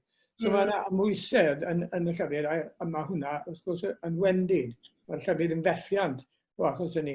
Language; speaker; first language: Welsh; native; Welsh